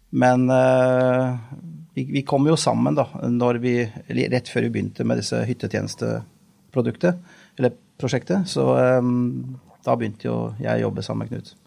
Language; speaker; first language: Norwegian; native; Norwegian